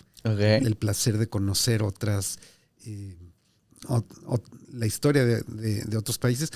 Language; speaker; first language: Spanish; native; Spanish